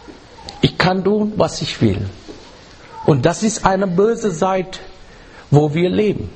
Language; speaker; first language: German; non-native, fluent; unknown